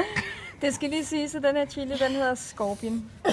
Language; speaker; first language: Danish; native; Danish